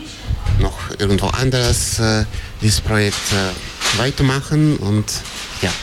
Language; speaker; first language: German; non-native, fluent; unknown